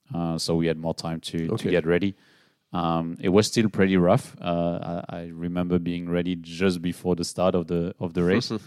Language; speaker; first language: English; non-native, fluent; French